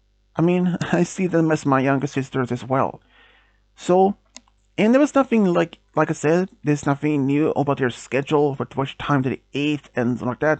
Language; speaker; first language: English; non-native, fluent; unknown